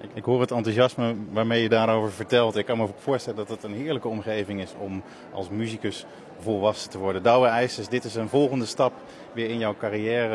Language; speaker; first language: Dutch; native; Dutch